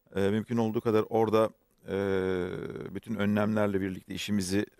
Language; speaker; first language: Turkish; native; Turkish